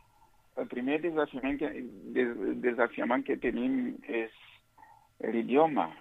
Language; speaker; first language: Catalan; non-native, fluent; Rundi